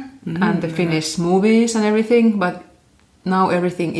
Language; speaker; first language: English; non-native, fluent; Finnish